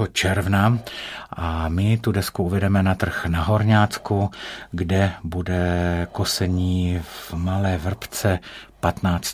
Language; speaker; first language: Czech; native; Czech